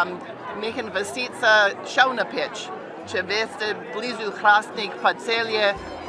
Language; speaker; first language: Slovenian; early bilingual, heritage; Slovenian